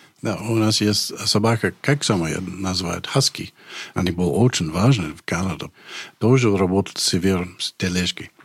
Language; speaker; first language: Russian; non-native, learner; English